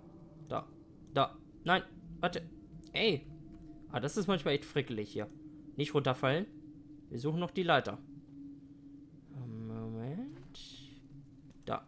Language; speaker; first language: German; native; German